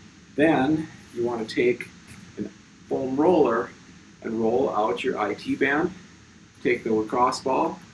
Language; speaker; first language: English; native; English